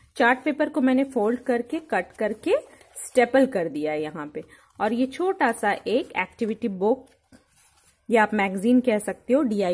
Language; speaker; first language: Hindi; native; Hindi